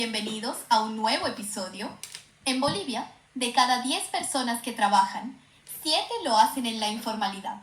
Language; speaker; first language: Spanish; native; Spanish